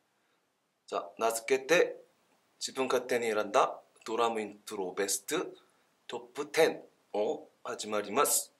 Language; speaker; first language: Japanese; non-native, learner; Korean